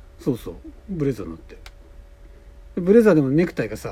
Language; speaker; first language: Japanese; native; Japanese